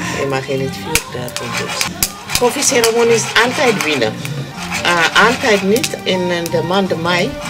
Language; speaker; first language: Dutch; non-native, learner; Amharic